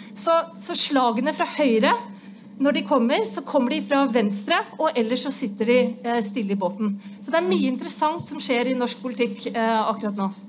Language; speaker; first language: Norwegian; native; Norwegian